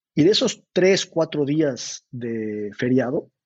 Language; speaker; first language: Spanish; native; Spanish